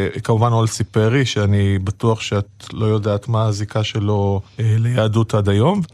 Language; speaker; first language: Hebrew; native; Hebrew